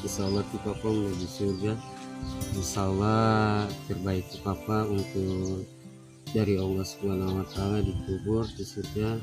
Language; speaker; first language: Indonesian; non-native, local second language; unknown